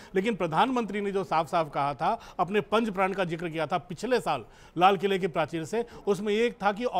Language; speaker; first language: Hindi; native; Hindi